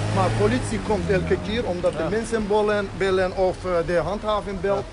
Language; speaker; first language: Dutch; non-native, fluent; Azerbaijani